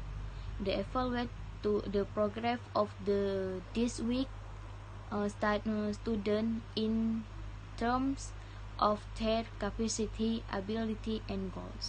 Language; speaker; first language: English; non-native, learner; Indonesian